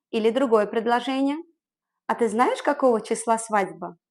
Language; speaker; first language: Russian; non-native, fluent; Azerbaijani